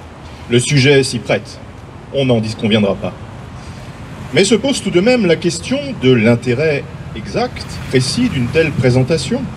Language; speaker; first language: French; native; French